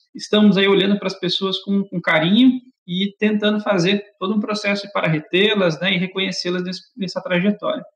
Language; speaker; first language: Portuguese; native; Portuguese